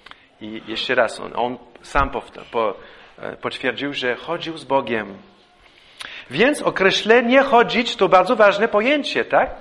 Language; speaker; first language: Polish; non-native, fluent; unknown